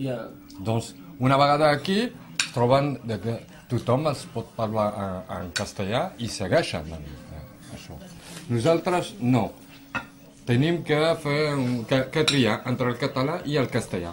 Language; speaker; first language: Catalan; non-native, fluent; Arabic